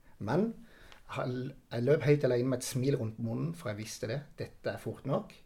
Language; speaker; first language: Norwegian; native; Norwegian